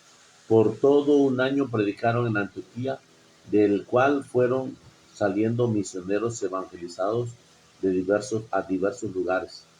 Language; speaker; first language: Spanish; native; Spanish